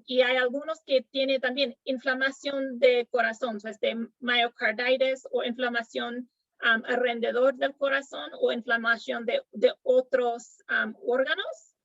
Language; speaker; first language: Spanish; non-native, fluent; English